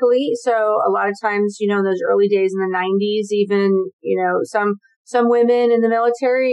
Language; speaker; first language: English; native; English